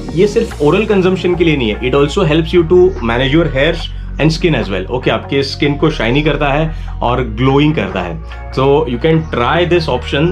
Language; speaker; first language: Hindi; non-native, local second language; Marathi